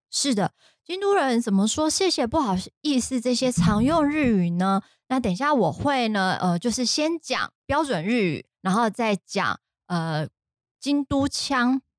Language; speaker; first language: Chinese; non-native, fluent; Japanese